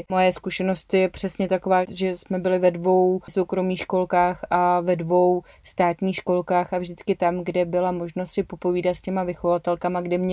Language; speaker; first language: Czech; native; Czech